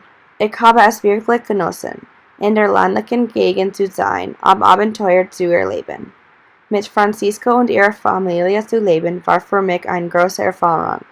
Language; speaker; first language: German; non-native, learner; English